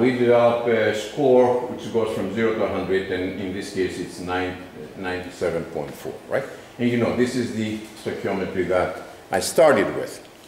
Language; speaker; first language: English; non-native, fluent; Greek